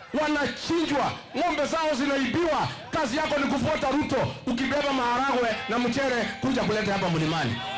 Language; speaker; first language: Swahili; non-native, local second language; Kikuyu